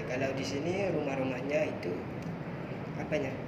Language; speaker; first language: Indonesian; non-native, learner; Malay